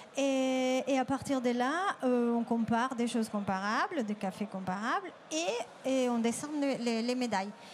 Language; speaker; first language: French; non-native, fluent; Spanish